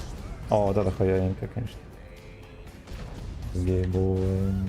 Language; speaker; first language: Russian; native; Russian